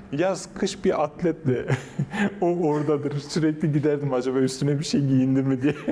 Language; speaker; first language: Turkish; non-native, local second language; Kurdish